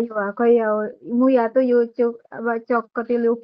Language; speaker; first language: Cantonese; non-native, learner; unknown